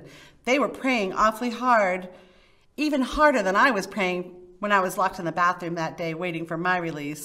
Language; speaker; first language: English; native; English